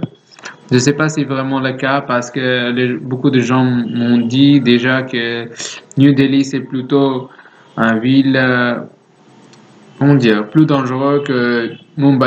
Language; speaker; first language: French; non-native, learner; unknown